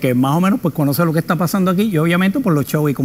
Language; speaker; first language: Spanish; native; Spanish